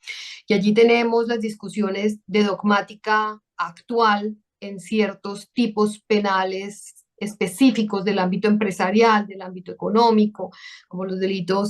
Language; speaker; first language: Spanish; native; Spanish